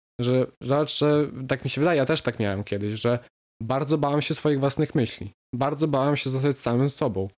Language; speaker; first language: Polish; native; Polish